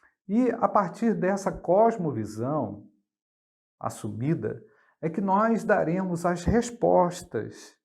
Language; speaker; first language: Portuguese; native; Portuguese